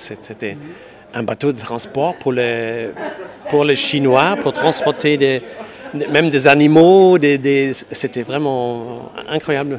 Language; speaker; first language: French; non-native, local second language; Luxembourgish